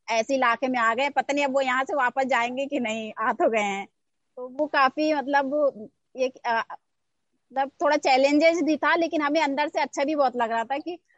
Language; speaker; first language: Hindi; native; Hindi